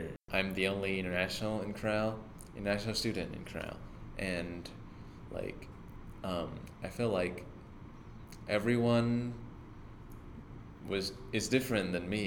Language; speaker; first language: English; non-native, fluent; Thai